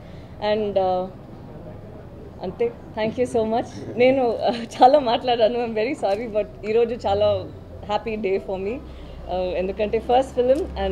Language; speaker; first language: Telugu; non-native, learner; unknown